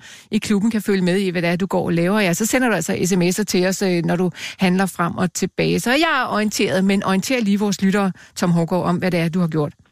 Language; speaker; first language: Danish; native; Danish